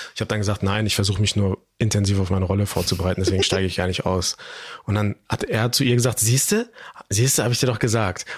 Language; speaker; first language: German; early bilingual, other home language; Turkish